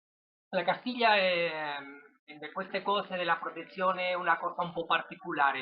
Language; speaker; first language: Italian; non-native, learner; Spanish